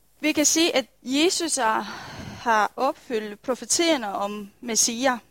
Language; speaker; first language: Danish; non-native, fluent; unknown